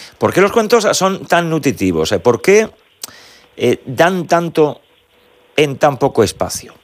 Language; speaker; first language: Spanish; native; Spanish